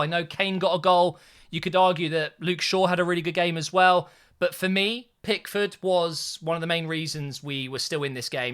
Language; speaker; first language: English; native; English